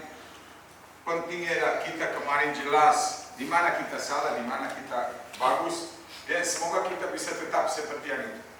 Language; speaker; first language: Indonesian; non-native, fluent; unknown